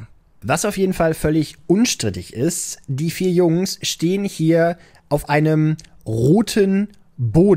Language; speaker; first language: German; native; German